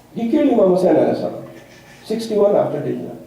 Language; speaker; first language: English; non-native, local second language; Urdu